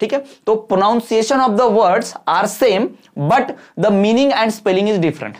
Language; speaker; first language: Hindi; non-native, local second language; Bhojpuri